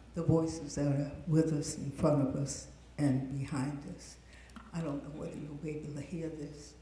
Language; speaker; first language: English; native; English